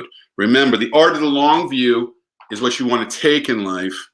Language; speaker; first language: English; native; English